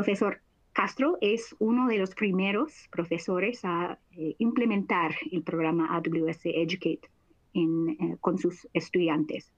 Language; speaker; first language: Spanish; non-native, fluent; English